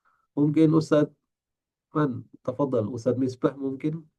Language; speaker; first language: Arabic; non-native, fluent; Indonesian